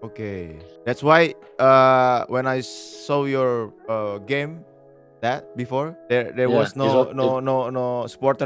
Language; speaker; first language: English; non-native, fluent; Indonesian